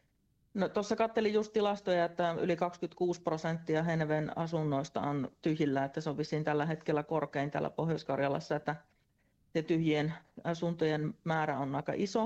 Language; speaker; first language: Finnish; native; Finnish